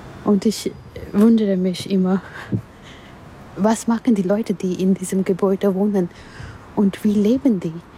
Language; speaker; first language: German; non-native, learner; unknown